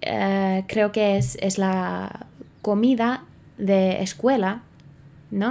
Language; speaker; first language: Spanish; non-native, fluent; Finnish